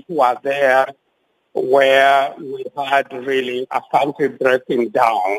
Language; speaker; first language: English; non-native, local second language; Luo (Kenya and Tanzania)